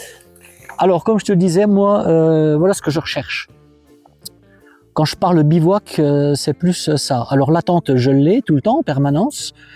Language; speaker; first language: French; native; French